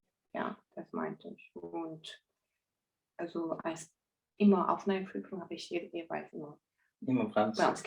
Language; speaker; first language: German; non-native, fluent; Korean